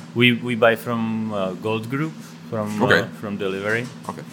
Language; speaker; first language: English; non-native, fluent; Czech